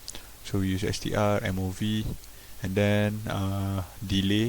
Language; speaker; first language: English; non-native, local second language; Malay